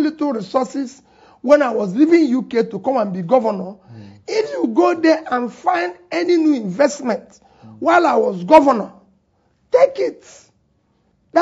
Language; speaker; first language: English; non-native, local second language; Igbo